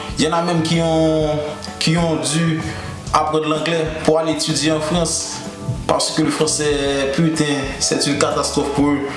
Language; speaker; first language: French; non-native, local second language; Haitian Creole